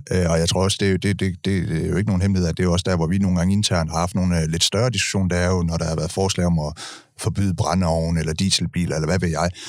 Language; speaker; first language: Danish; native; Danish